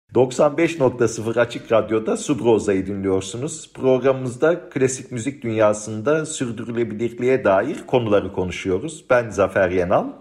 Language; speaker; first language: Turkish; native; Turkish